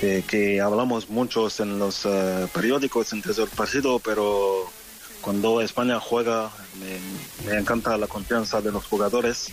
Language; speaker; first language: Spanish; non-native, learner; French